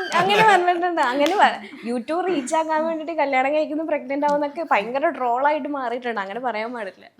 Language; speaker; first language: Malayalam; native; Malayalam